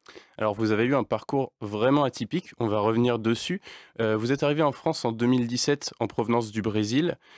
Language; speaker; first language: French; native; French